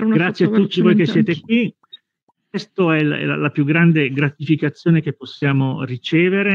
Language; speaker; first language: Italian; native; Italian